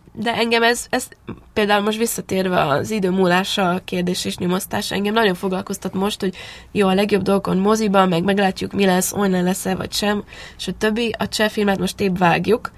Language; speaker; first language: Hungarian; early bilingual, heritage; Hungarian